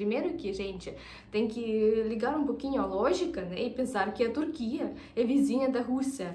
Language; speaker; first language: Portuguese; non-native, fluent; Russian